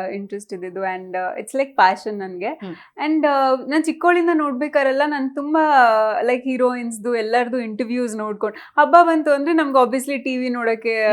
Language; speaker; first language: Kannada; native; Kannada